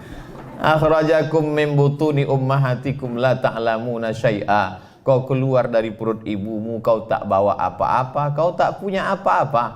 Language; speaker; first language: Indonesian; native; Indonesian